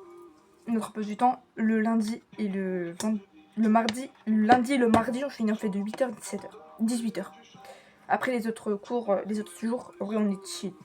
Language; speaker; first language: French; native; French